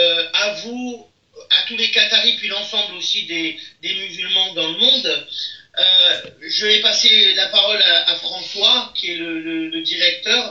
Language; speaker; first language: French; native; French